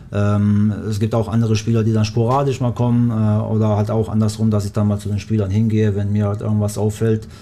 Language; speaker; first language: German; early bilingual, other home language; Albanian